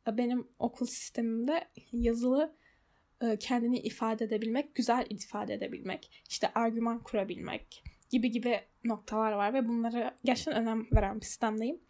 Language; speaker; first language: Turkish; early bilingual, heritage; Turkish